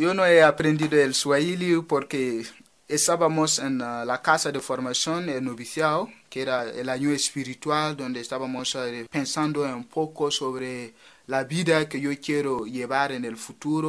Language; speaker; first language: Spanish; non-native, fluent; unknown